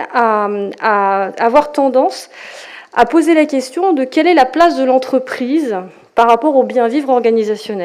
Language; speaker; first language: French; native; French